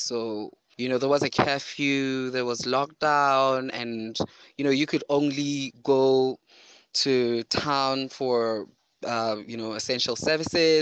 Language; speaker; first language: English; non-native, local second language; Southern Sotho